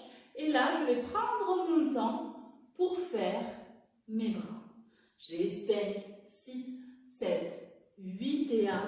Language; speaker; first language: French; native; French